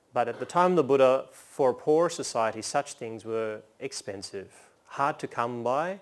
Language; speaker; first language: English; native; English